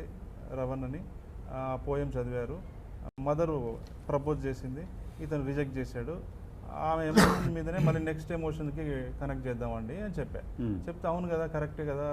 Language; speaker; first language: Telugu; native; Telugu